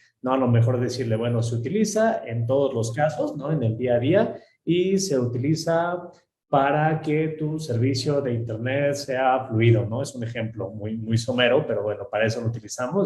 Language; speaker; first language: Spanish; native; Spanish